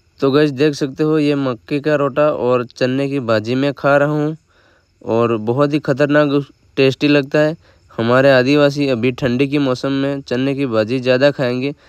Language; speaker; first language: Hindi; non-native, local second language; Bhili